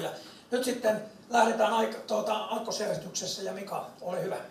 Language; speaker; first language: Finnish; native; Finnish